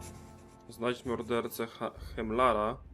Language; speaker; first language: Polish; native; Polish